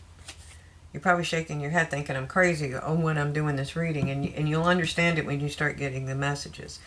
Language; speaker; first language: English; native; English